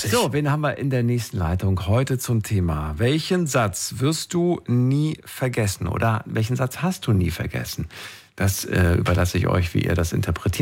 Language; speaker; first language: German; native; German